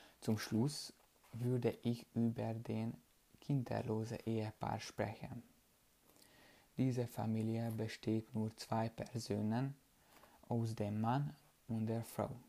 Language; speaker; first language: German; non-native, learner; Hungarian